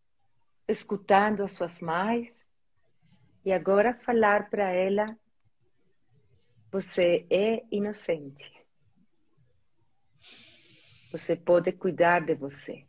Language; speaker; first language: Portuguese; non-native, learner; Spanish